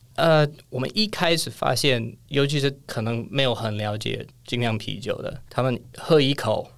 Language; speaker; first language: Chinese; non-native, fluent; English